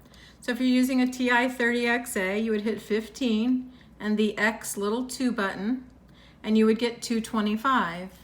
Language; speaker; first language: English; native; English